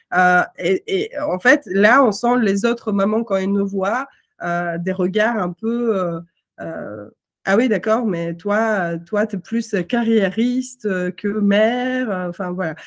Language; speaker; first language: French; non-native, fluent; Russian